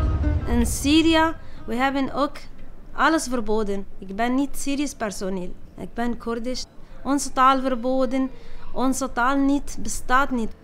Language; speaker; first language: Dutch; non-native, learner; Kurdish